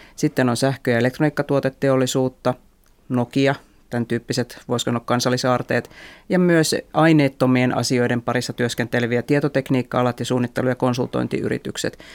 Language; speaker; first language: Finnish; native; Finnish